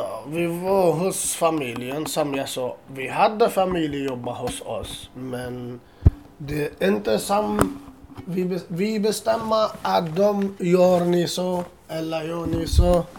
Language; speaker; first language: Swedish; non-native, learner; Assyrian Neo-Aramaic